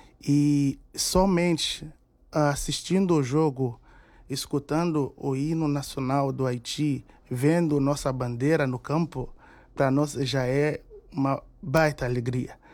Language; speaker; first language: Portuguese; non-native, fluent; Haitian Creole